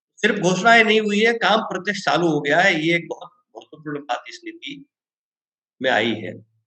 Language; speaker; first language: Hindi; non-native, local second language; Gujarati